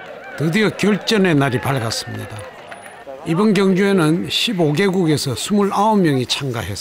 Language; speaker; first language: Korean; native; Korean